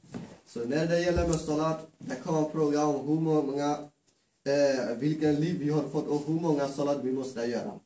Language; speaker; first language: Swedish; non-native, fluent; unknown